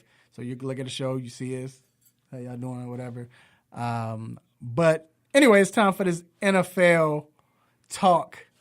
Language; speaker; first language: English; native; English